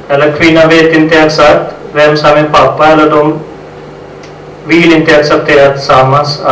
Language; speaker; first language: Swedish; non-native, fluent; Urdu